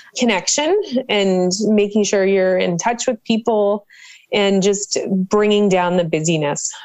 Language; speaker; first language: English; native; English